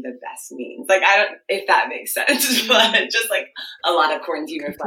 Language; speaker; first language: English; early bilingual, other home language; Akan